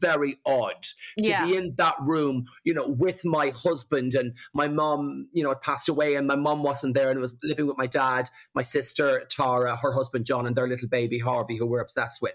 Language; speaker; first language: English; native; English